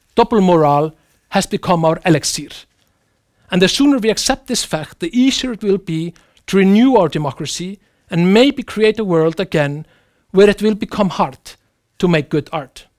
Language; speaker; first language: English; non-native, fluent; Icelandic